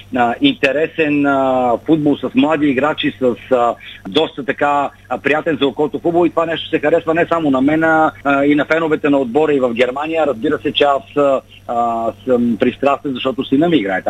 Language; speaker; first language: Bulgarian; native; Bulgarian